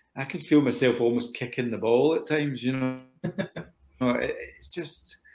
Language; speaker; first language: English; native; English